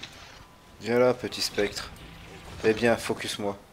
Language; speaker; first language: French; native; French